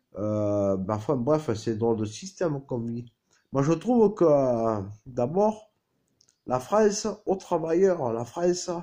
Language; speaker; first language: French; native; French